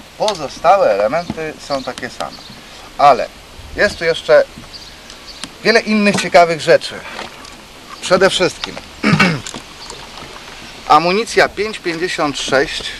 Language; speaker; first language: Polish; native; Polish